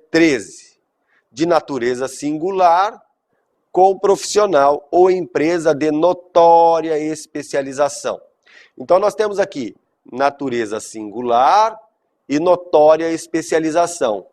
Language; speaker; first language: Portuguese; native; Portuguese